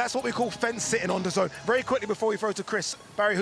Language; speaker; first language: English; native; English